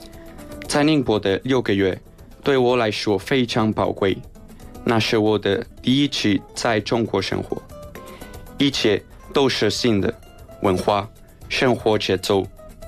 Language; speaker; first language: Chinese; non-native, learner; Spanish